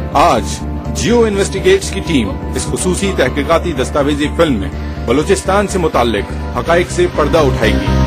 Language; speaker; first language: Urdu; native; Urdu